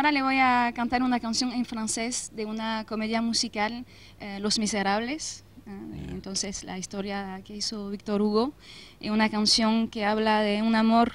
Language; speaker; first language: Spanish; non-native, fluent; French